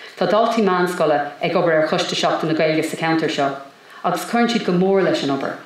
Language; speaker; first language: Irish; non-native, local second language; English